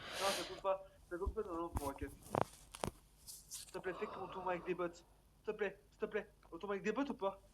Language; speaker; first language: French; native; French